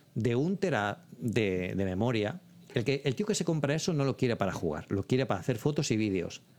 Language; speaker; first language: Spanish; native; Spanish